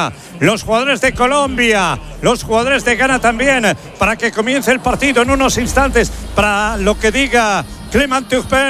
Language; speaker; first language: Spanish; native; Spanish